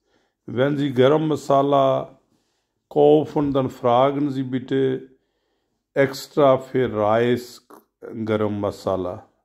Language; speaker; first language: German; non-native, learner; Urdu